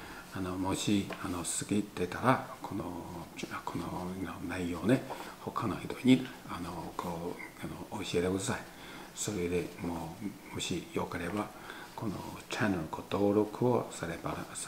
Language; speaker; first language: Japanese; non-native, learner; Chinese